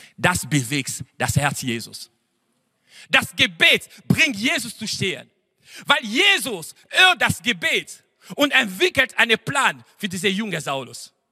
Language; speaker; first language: German; non-native, fluent; French